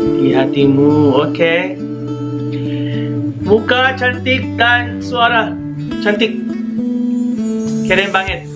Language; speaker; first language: Indonesian; non-native, learner; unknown